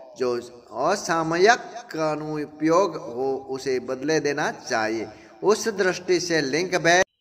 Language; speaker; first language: Hindi; non-native, local second language; Gujarati